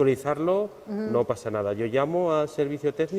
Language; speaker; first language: Spanish; native; Spanish